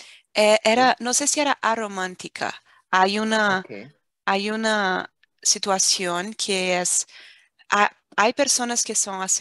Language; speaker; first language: Spanish; non-native, fluent; Portuguese